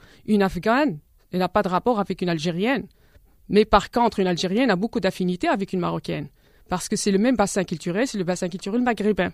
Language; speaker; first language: French; non-native, local second language; Arabic